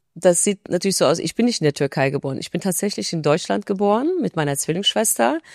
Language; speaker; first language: German; non-native, fluent; Turkish